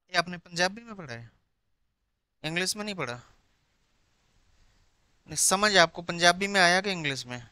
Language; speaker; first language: Hindi; non-native, local second language; Punjabi